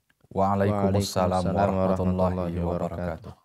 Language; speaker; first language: Indonesian; native; Indonesian